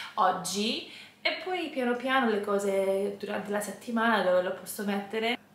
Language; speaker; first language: Italian; non-native, fluent; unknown